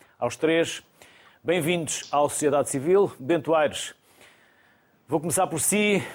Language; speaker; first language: Portuguese; native; Portuguese